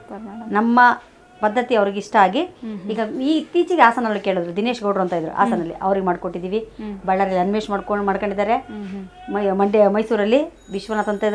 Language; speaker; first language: Kannada; native; Kannada